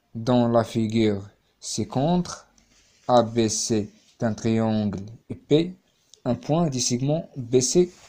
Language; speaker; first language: French; non-native, local second language; Arabic